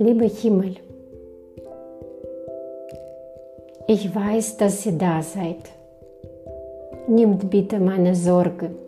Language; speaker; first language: German; non-native, fluent; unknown